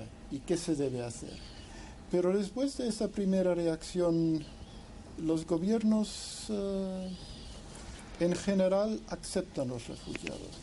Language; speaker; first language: Spanish; non-native, fluent; English